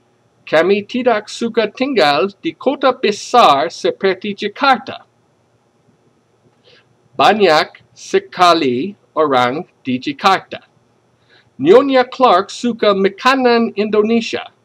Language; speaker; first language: Indonesian; non-native, learner; English